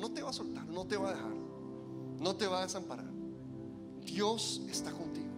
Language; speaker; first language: Spanish; native; Spanish